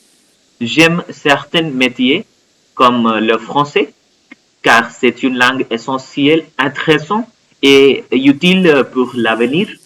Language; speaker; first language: French; non-native, fluent; Hindi